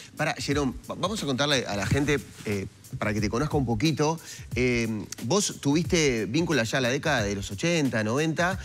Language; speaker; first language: Spanish; native; Spanish